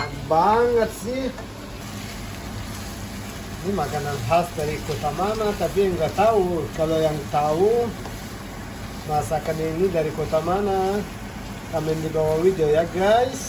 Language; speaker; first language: Indonesian; non-native, learner; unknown